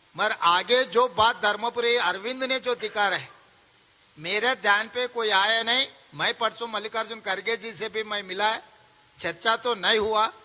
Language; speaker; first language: Hindi; non-native, local second language; Telugu